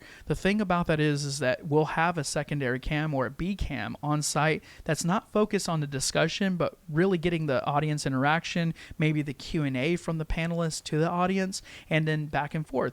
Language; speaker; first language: English; native; English